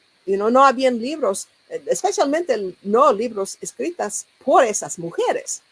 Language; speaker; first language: Spanish; non-native, learner; English